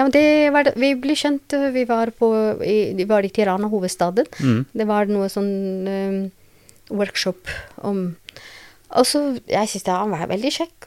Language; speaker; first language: Norwegian; non-native, learner; Albanian